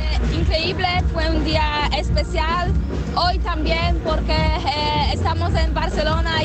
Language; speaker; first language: Spanish; non-native, learner; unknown